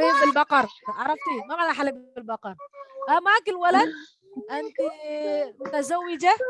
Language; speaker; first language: Arabic; non-native, fluent; Indonesian